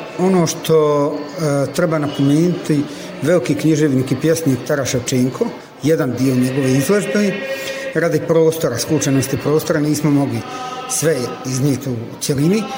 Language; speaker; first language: Bosnian; non-native, local second language; Italian